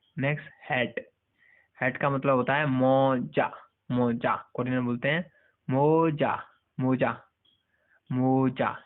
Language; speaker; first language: Hindi; native; Hindi